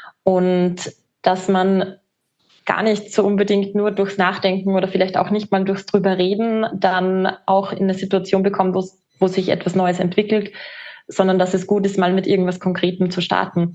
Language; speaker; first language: German; native; German